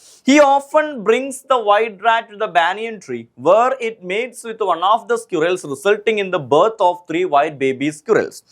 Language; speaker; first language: English; non-native, local second language; Malayalam